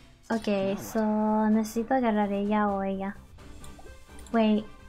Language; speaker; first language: Spanish; early bilingual, heritage; Spanish